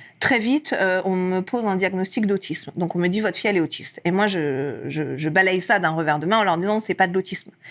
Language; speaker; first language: French; early bilingual, other home language; Persian